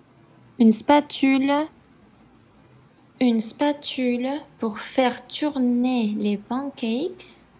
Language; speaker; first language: French; non-native, fluent; Spanish